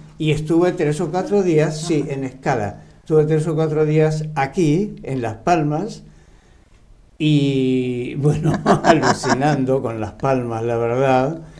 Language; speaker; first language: Spanish; native; Spanish